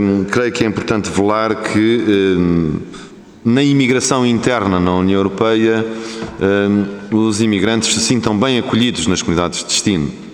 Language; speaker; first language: Portuguese; native; Portuguese